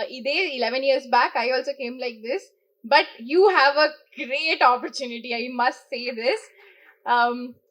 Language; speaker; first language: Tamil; non-native, fluent; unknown